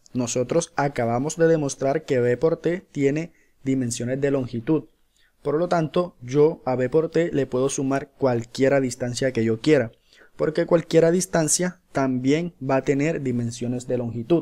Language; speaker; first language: Spanish; native; Spanish